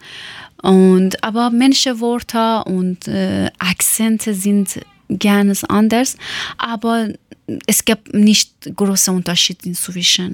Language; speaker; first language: German; non-native, learner; Persian